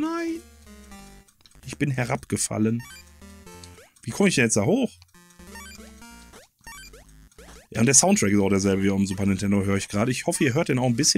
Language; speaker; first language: German; native; German